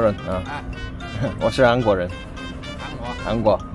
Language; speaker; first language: Chinese; non-native, learner; Korean